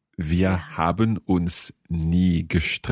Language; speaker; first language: German; non-native, learner; English